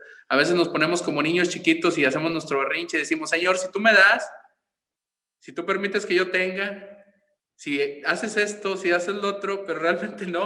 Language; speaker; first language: Spanish; native; Spanish